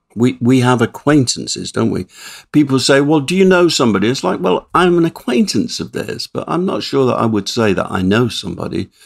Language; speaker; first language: English; native; English